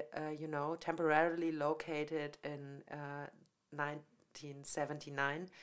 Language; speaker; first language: English; non-native, fluent; German